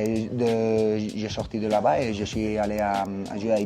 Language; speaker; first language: French; non-native, learner; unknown